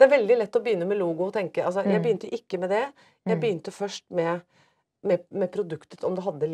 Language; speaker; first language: Norwegian; native; Norwegian